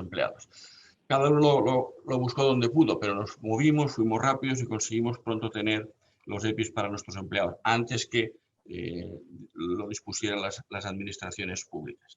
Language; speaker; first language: Spanish; native; Spanish